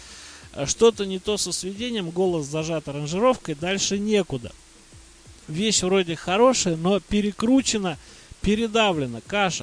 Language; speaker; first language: Russian; native; Russian